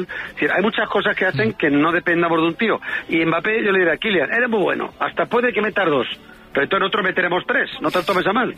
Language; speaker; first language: Spanish; native; Spanish